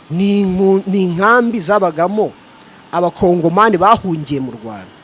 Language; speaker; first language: Kinyarwanda; native; Kinyarwanda